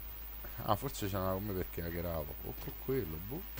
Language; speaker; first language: Italian; native; Italian